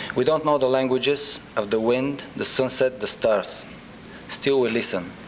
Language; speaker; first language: English; non-native, fluent; Bulgarian